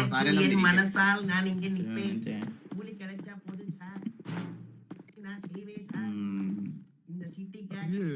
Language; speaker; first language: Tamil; non-native, learner; Malayalam